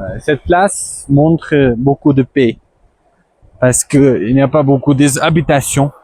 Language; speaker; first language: French; non-native, learner; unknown